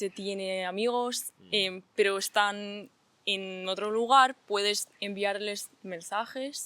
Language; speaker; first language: Spanish; non-native, fluent; Danish